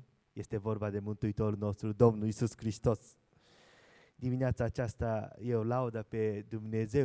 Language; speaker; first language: Romanian; non-native, learner; Japanese